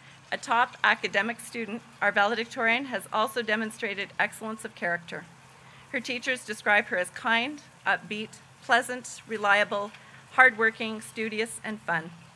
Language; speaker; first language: English; native; English